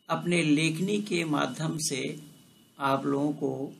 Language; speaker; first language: Hindi; non-native, local second language; Bangla